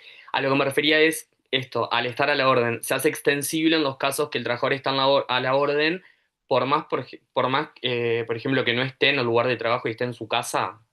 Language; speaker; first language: Spanish; native; Spanish